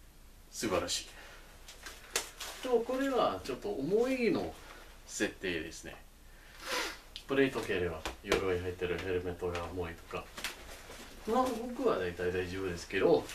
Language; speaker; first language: Japanese; non-native, learner; English